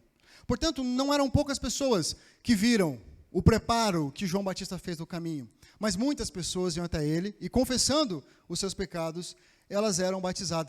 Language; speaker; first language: Portuguese; native; Portuguese